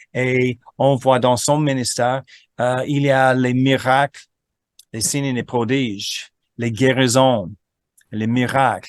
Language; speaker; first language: French; non-native, fluent; English